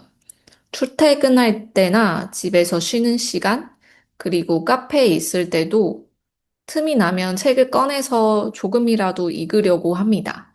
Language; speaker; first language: Korean; non-native, fluent; Chinese